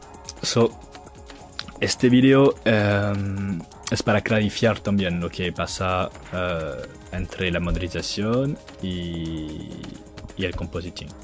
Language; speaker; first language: Spanish; non-native, learner; French